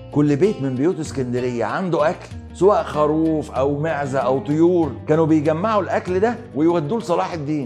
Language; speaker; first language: Arabic; native; Arabic